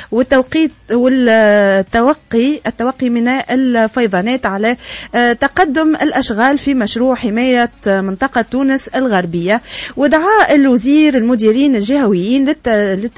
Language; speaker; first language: Arabic; native; Arabic